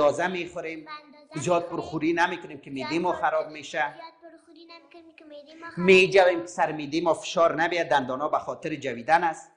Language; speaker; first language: Persian; native; Persian